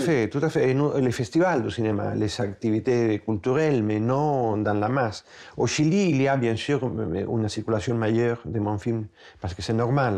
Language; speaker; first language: French; non-native, fluent; Spanish